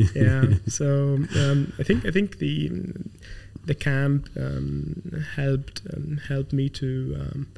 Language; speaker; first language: English; non-native, fluent; Arabic